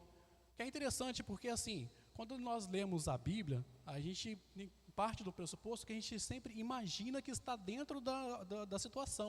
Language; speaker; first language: Portuguese; native; Portuguese